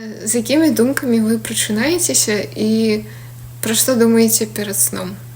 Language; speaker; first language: Belarusian; non-native, local second language; Russian